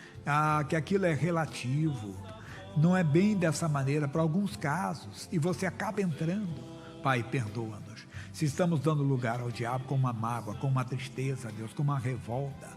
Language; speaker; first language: Portuguese; native; Portuguese